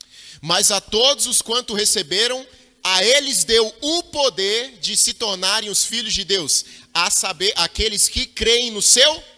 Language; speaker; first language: Portuguese; native; Portuguese